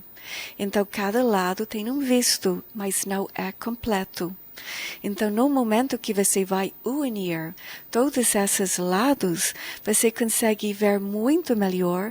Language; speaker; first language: Portuguese; non-native, fluent; English